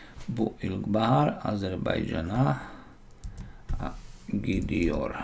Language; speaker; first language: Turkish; non-native, learner; Slovak